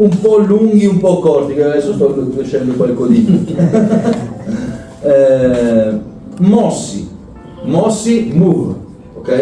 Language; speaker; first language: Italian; non-native, learner; Bangla